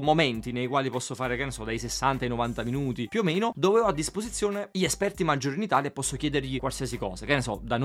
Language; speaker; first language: Italian; native; Italian